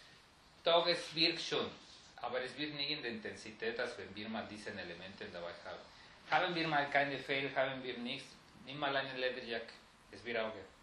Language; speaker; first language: German; non-native, fluent; Spanish